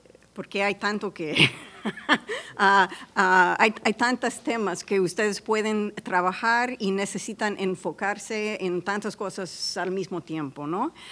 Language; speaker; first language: Spanish; non-native, fluent; English